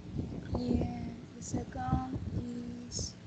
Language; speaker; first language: English; non-native, learner; Spanish